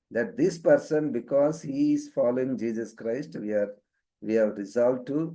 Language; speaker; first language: English; non-native, local second language; Telugu